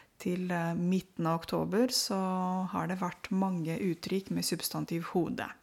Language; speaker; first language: Norwegian; non-native, fluent; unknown